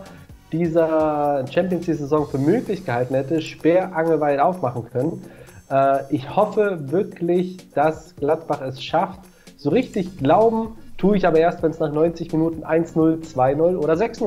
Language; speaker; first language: German; native; German